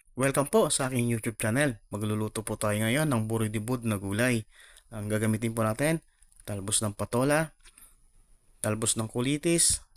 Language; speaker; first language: Filipino; non-native, local second language; Iloko